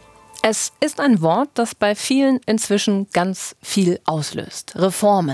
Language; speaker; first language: German; native; German